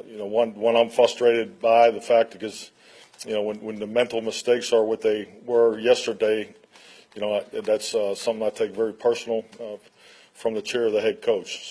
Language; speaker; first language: English; native; English